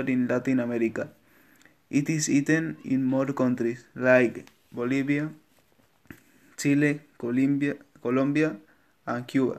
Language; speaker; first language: English; non-native, learner; Spanish